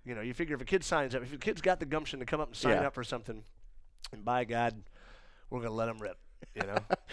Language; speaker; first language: English; native; English